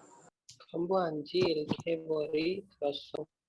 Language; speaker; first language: Korean; non-native, learner; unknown